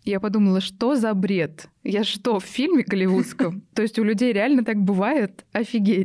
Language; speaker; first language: Russian; native; Russian